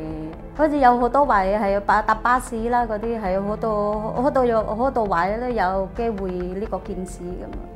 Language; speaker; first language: Chinese; non-native, fluent; Indonesian